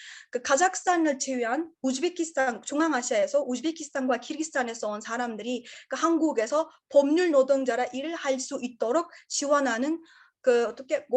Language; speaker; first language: Korean; non-native, learner; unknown